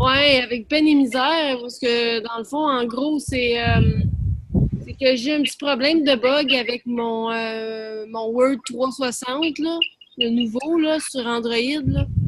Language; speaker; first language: French; native; French